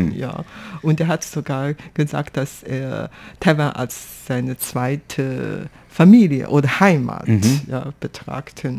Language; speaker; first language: German; non-native, fluent; Chinese